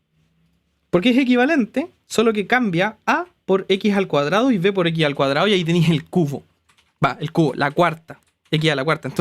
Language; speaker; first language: Spanish; native; Spanish